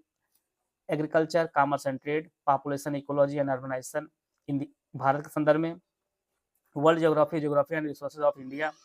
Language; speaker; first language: Hindi; native; Hindi